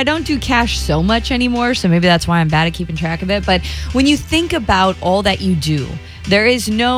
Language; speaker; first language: English; native; English